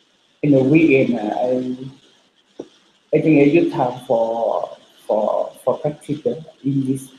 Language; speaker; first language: English; non-native, learner; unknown